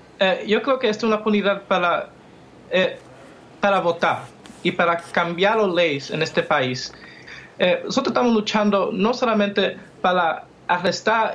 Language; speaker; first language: Spanish; early bilingual, heritage; English